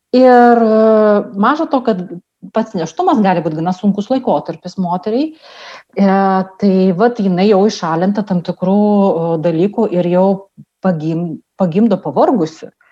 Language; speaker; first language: Lithuanian; non-native, local second language; Russian